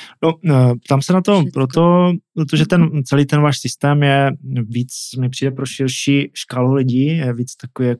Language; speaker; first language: Czech; native; Czech